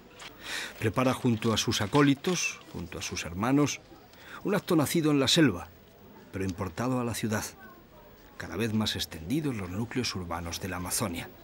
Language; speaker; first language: Spanish; native; Spanish